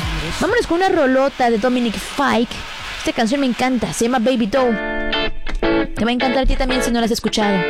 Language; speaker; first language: Spanish; native; Spanish